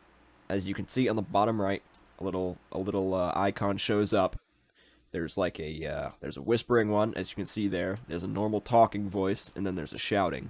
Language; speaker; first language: English; native; English